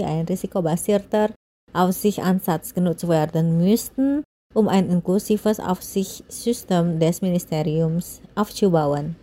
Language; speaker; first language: German; non-native, fluent; Indonesian